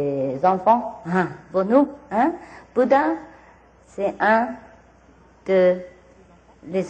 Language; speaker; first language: French; non-native, learner; Vietnamese